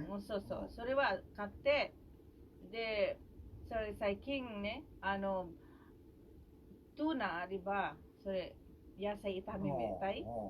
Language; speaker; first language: Japanese; non-native, fluent; Filipino